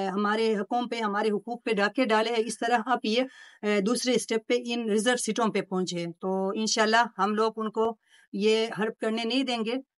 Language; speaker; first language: Urdu; non-native, local second language; Pashto